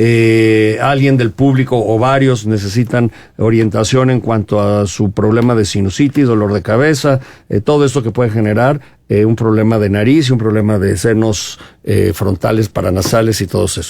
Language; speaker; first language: Spanish; native; Spanish